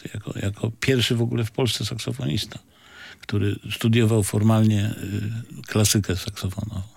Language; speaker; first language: Polish; native; Polish